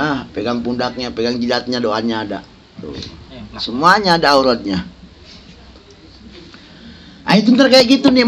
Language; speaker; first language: Indonesian; native; Indonesian